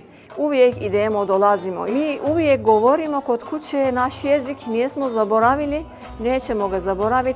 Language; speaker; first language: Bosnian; early bilingual, heritage; Bosnian